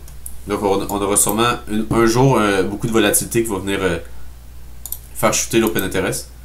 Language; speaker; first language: French; native; French